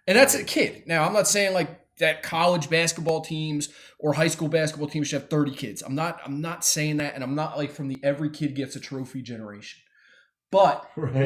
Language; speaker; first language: English; native; English